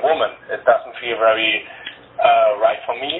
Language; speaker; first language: English; non-native, learner; German